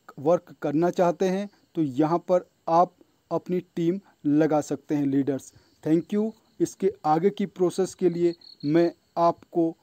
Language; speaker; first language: Hindi; native; Hindi